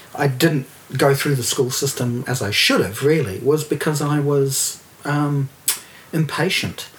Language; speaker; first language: English; native; English